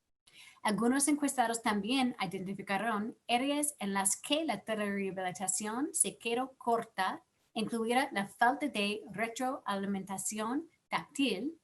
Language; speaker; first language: Spanish; non-native, fluent; English